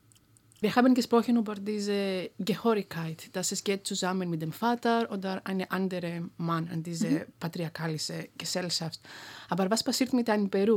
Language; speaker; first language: German; non-native, fluent; Greek